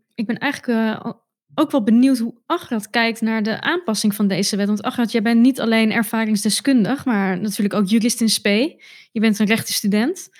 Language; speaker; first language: Dutch; native; Dutch